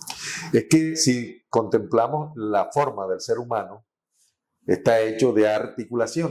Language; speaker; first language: Spanish; native; Spanish